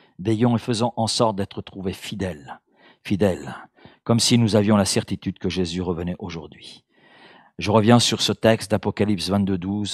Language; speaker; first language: French; native; French